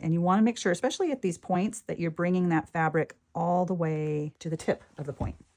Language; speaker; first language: English; native; English